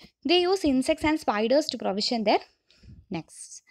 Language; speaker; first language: English; non-native, local second language; Malayalam